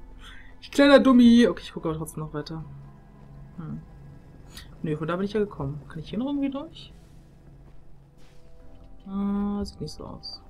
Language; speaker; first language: German; native; German